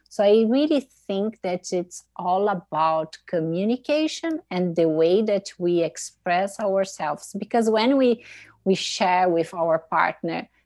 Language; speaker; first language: English; non-native, fluent; Portuguese